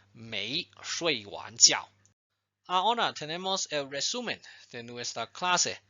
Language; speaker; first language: Spanish; non-native, fluent; Chinese